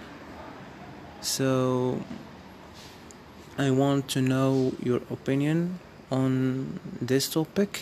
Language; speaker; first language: English; non-native, fluent; Berber languages